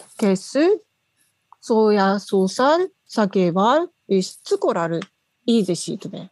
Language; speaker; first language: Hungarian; non-native, learner; Japanese